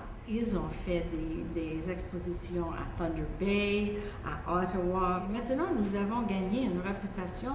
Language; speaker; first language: French; non-native, local second language; English